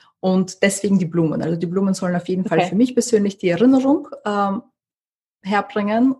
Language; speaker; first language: German; early bilingual, other home language; Russian